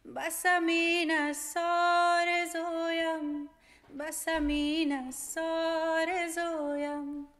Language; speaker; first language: Persian; non-native, local second language; Pashto